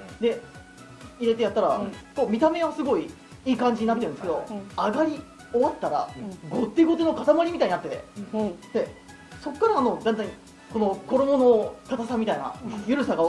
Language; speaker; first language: Japanese; native; Japanese